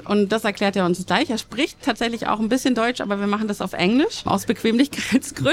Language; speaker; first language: German; native; German